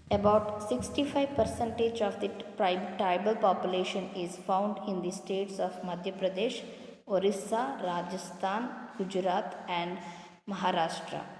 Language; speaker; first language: English; non-native, local second language; Kannada